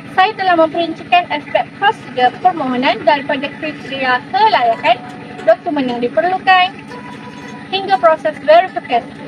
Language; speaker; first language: Malay; native; Malay